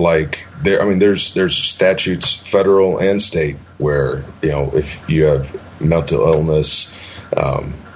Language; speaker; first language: English; native; English